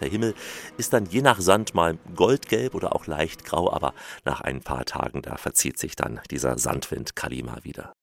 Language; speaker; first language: German; native; German